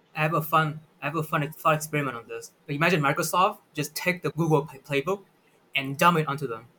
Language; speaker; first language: English; non-native, fluent; Vietnamese